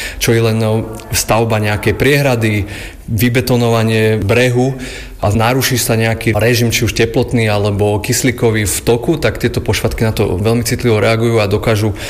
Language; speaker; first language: Slovak; native; Slovak